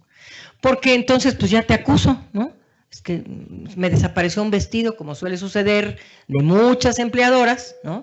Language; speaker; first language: Spanish; native; Spanish